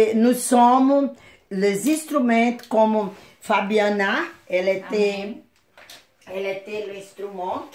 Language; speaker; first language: French; non-native, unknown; Portuguese